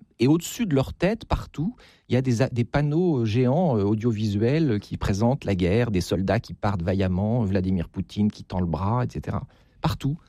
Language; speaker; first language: French; native; French